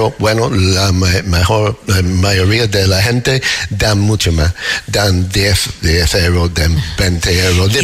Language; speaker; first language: Spanish; non-native, learner; English